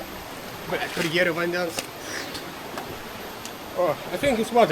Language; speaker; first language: English; non-native, learner; Lithuanian